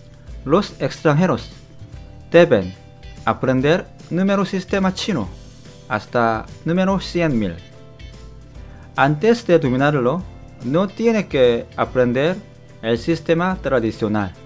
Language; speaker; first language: Spanish; non-native, fluent; Korean